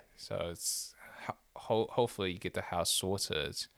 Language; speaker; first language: English; non-native, fluent; Chinese